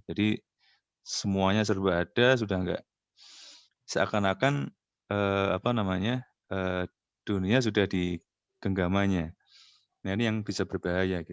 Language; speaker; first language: Indonesian; native; Indonesian